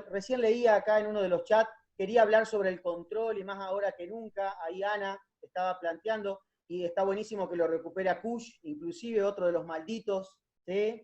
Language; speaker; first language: Spanish; native; Spanish